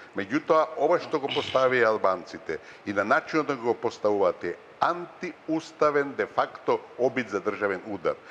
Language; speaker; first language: Macedonian; native; Macedonian